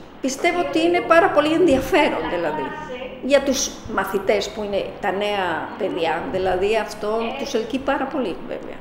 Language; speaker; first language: Greek; non-native, fluent; Spanish